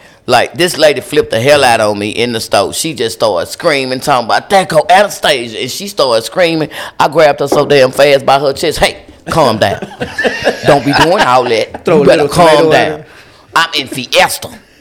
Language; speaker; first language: English; native; English